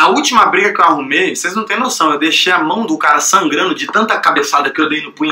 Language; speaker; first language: Portuguese; native; Portuguese